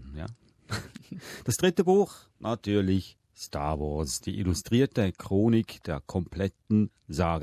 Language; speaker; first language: German; native; German